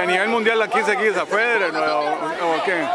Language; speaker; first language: Spanish; native; Spanish